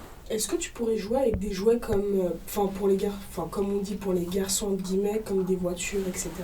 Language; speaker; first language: French; native; French